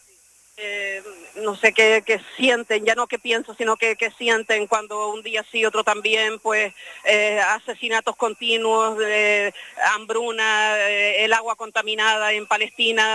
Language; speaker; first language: Spanish; native; Spanish